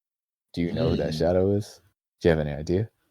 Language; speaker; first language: English; native; English